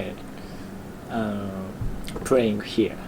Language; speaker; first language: English; non-native, learner; Japanese